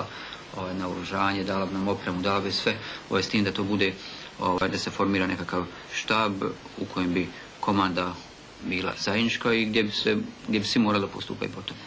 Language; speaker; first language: Bosnian; native; Bosnian